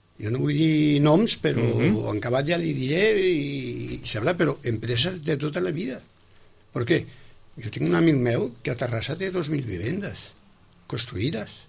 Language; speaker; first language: Catalan; non-native, local second language; Spanish